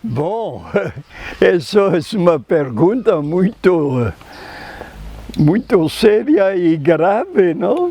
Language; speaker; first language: Portuguese; non-native, fluent; French